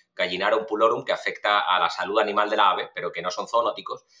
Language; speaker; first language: Spanish; native; Spanish